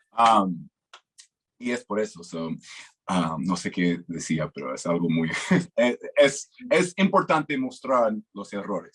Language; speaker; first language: Spanish; non-native, fluent; English